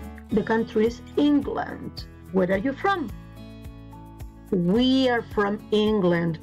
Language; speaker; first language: English; non-native, fluent; Spanish